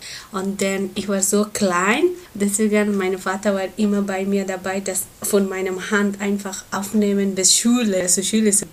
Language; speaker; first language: German; non-native, learner; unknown